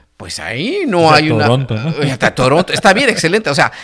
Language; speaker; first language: Spanish; native; Spanish